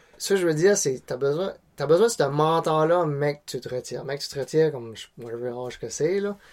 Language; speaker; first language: French; non-native, local second language; Cantonese